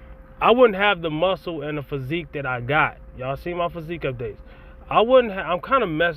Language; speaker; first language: English; native; English